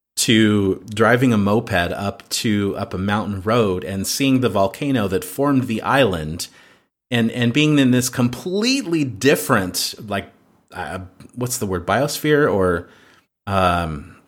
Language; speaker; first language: English; native; English